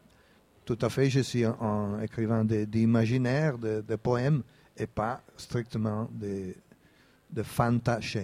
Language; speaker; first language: French; non-native, fluent; Italian